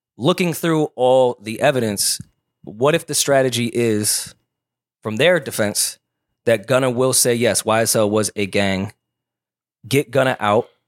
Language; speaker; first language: English; native; English